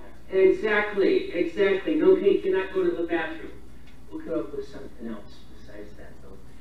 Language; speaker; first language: English; native; English